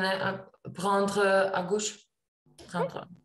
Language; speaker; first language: French; non-native, learner; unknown